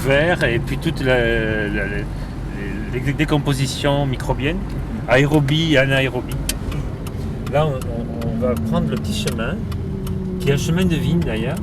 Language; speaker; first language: French; native; French